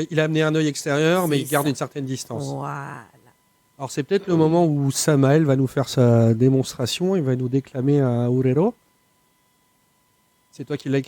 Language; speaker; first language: French; native; French